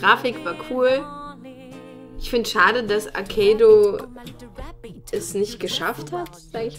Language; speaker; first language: German; native; German